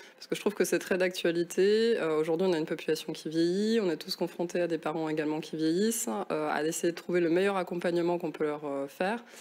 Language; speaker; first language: French; native; French